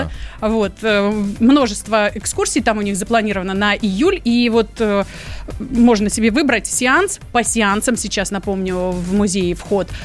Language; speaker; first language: Russian; native; Russian